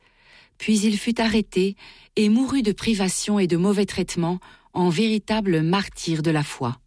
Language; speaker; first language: French; native; French